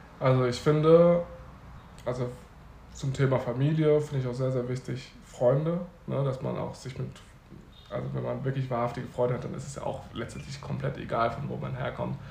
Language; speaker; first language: German; early bilingual, other home language; Chinese